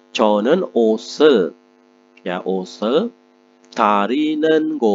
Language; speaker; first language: Korean; non-native, fluent; Indonesian